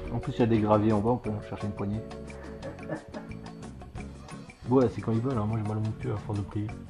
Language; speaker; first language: French; native; French